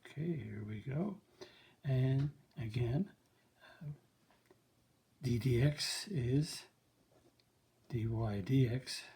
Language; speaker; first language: English; native; English